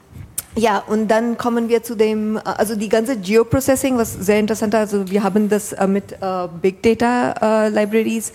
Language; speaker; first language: German; non-native, fluent; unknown